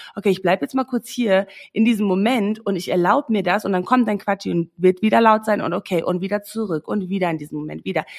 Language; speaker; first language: German; non-native, fluent; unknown